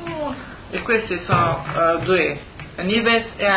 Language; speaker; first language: Italian; early bilingual, heritage; Italian